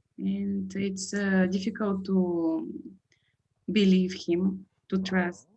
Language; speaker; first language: English; non-native, learner; Bulgarian